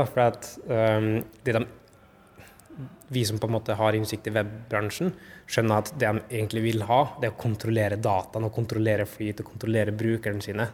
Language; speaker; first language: Norwegian; native; Norwegian